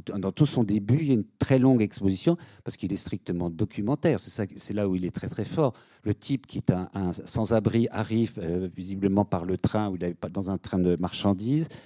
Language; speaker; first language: French; native; French